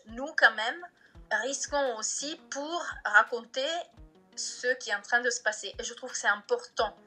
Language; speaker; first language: French; non-native, fluent; Italian